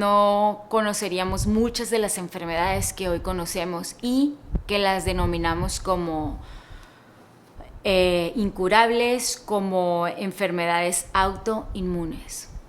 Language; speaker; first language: Spanish; native; Spanish